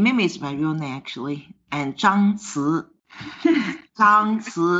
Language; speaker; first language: English; non-native, fluent; Chinese